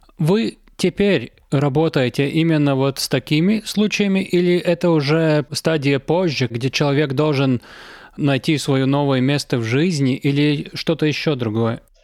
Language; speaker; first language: Russian; non-native, local second language; Latvian